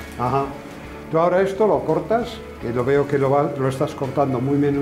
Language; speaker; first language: Spanish; native; Spanish